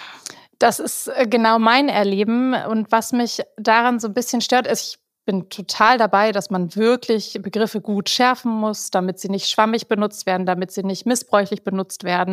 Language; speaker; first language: German; native; German